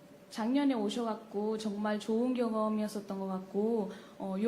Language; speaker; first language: Korean; native; Korean